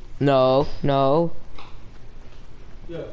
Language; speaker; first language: English; native; English